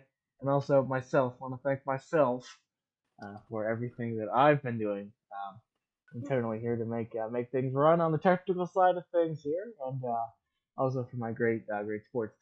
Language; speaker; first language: English; native; English